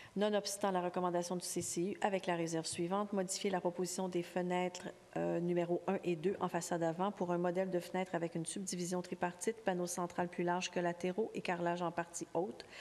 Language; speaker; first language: French; native; French